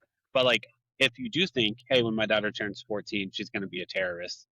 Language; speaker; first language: English; native; English